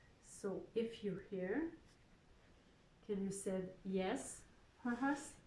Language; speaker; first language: English; non-native, learner; French